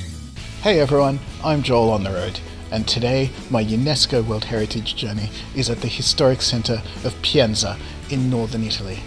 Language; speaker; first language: English; native; English